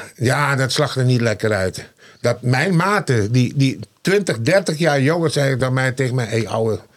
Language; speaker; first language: Dutch; non-native, fluent; Malay